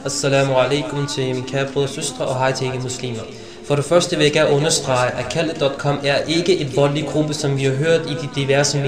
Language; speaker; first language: Danish; early bilingual, other home language; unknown